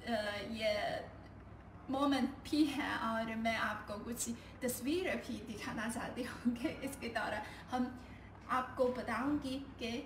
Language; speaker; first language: Hindi; non-native, learner; Chinese